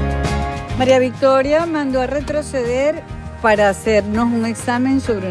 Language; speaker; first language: Spanish; native; Spanish